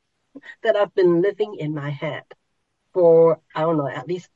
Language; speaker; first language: English; non-native, local second language; Cantonese